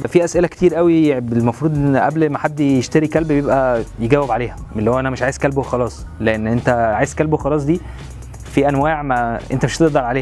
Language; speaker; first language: Arabic; native; Arabic